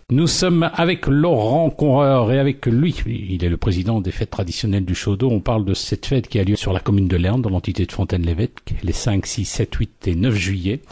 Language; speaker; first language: French; native; French